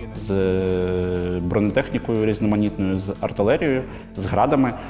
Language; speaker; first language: Ukrainian; native; Ukrainian